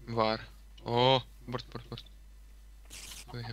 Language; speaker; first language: Swedish; non-native, local second language; Finnish